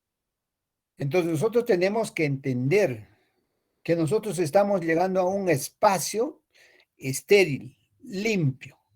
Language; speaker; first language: Spanish; native; Spanish